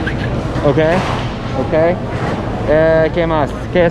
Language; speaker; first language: Spanish; non-native, learner; English